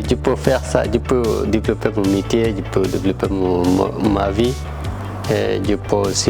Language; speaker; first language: French; non-native, learner; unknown